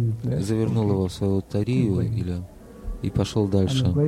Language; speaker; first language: Russian; native; Russian